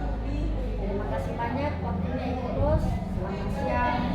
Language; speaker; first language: Indonesian; native; Indonesian